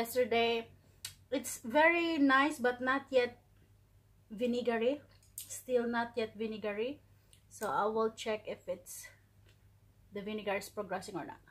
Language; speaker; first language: English; non-native, local second language; Filipino